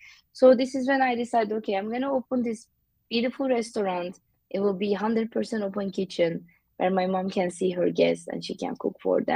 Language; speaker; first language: English; non-native, fluent; Turkish